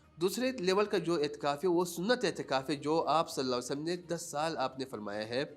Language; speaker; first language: Urdu; non-native, local second language; Pashto